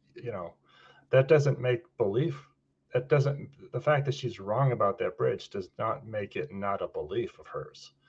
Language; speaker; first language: English; native; English